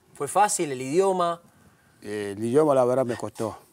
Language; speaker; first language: Spanish; non-native, fluent; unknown